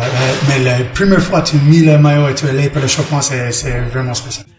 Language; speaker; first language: French; non-native, learner; English